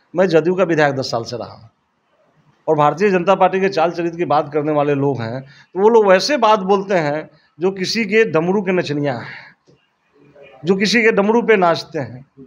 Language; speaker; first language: Hindi; native; Hindi